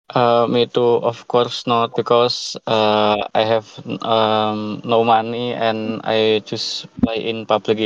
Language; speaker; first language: English; non-native, learner; Indonesian